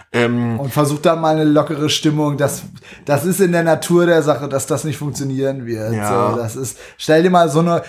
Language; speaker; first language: German; native; German